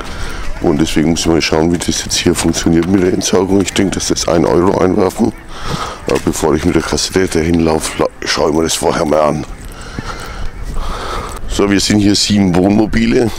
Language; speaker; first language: German; native; German